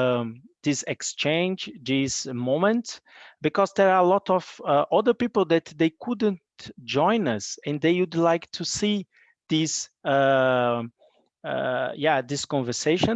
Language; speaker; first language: English; non-native, fluent; Portuguese